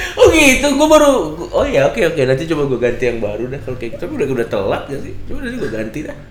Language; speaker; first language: Indonesian; native; Indonesian